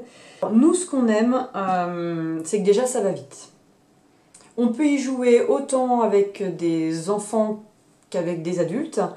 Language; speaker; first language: French; native; French